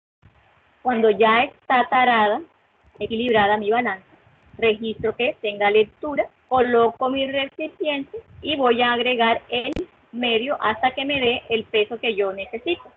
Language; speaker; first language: Spanish; native; Spanish